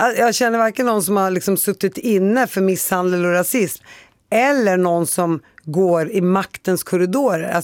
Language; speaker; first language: Swedish; early bilingual, other home language; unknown